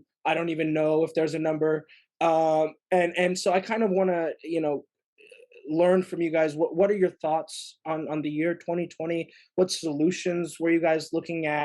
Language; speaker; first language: English; native; English